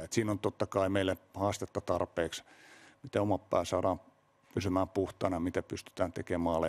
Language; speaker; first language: Finnish; native; Finnish